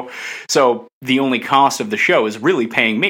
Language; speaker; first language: English; native; English